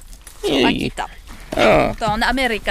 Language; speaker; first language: Finnish; non-native, learner; French